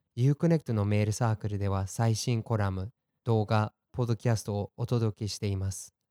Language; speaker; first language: Japanese; non-native, fluent; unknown